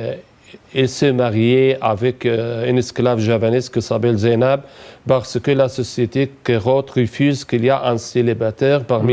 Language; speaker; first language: French; non-native, fluent; Arabic